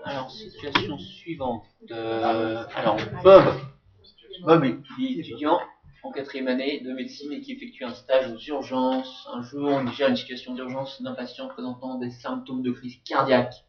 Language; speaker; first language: French; native; French